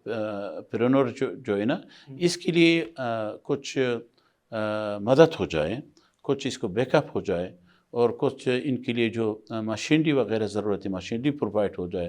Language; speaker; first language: Hindi; non-native, fluent; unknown